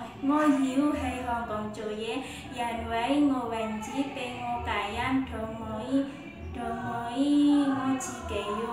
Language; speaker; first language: Cantonese; non-native, learner; Indonesian